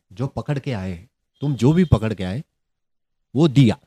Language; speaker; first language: Hindi; non-native, local second language; Marathi